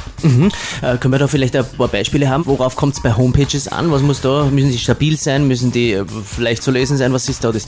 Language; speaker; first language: German; native; German